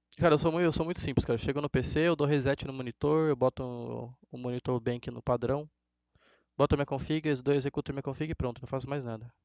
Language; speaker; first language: Portuguese; native; Portuguese